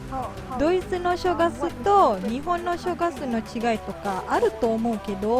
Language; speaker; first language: Japanese; non-native, fluent; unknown